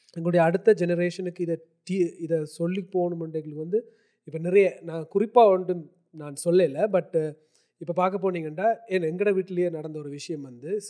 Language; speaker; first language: Tamil; early bilingual, heritage; Tamil